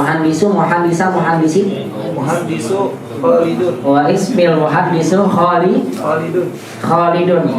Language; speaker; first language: Arabic; non-native, fluent; Indonesian